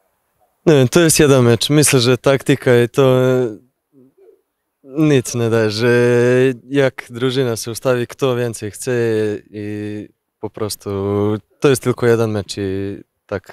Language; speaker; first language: Polish; non-native, fluent; Serbian